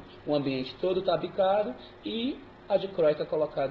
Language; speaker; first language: Portuguese; native; Portuguese